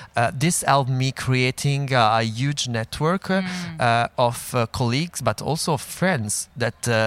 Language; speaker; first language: English; non-native, fluent; Italian